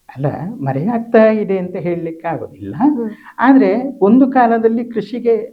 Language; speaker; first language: Kannada; native; Kannada